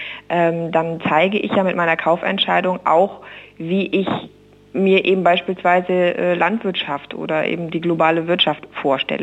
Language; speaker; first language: German; native; German